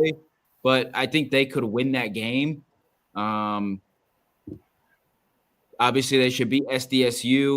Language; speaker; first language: English; native; English